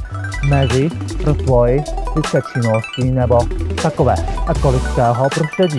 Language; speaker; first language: Czech; non-native, learner; Chinese